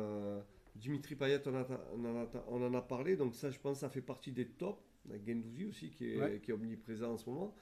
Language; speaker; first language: French; native; French